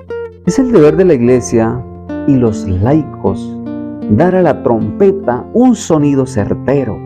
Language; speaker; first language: Spanish; native; Spanish